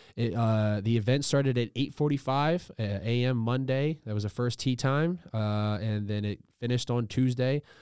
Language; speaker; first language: English; native; English